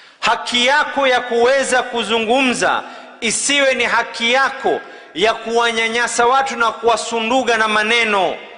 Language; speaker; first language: Swahili; native; Swahili